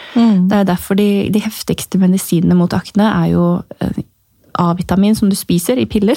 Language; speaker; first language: Norwegian; native; Norwegian